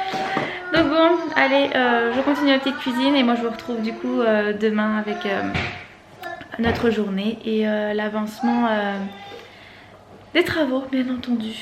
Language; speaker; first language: French; native; French